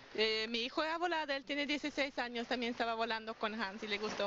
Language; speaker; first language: Spanish; non-native, learner; German